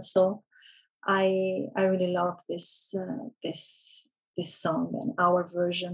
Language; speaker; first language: English; non-native, fluent; Italian